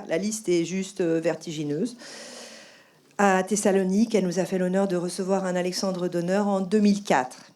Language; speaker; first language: French; native; French